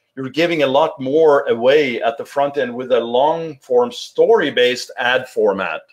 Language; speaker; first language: English; non-native, fluent; Norwegian